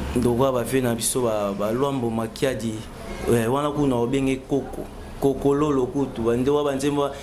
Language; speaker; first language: Lingala; native; Lingala